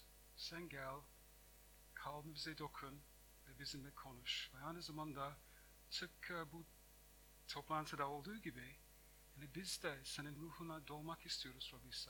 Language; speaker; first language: Turkish; non-native, fluent; English